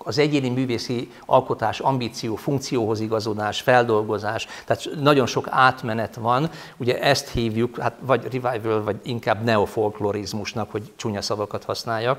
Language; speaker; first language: Hungarian; native; Hungarian